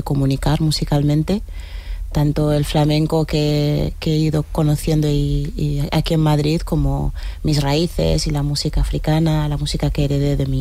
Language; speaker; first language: Spanish; non-native, fluent; Upper Guinea Crioulo